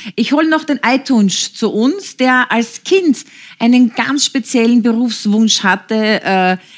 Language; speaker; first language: German; native; German